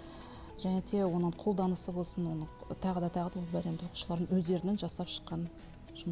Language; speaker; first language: Kazakh; native; Kazakh